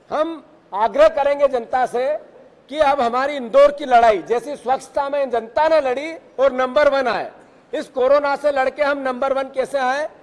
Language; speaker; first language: Hindi; native; Hindi